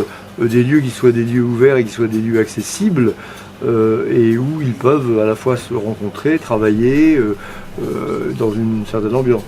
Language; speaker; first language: French; native; French